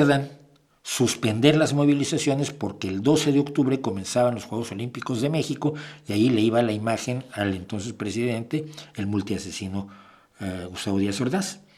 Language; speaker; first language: Spanish; native; Spanish